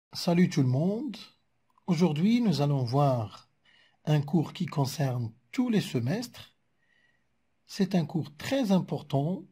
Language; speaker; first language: French; non-native, local second language; Arabic